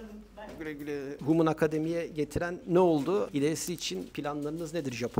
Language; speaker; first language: Turkish; native; Turkish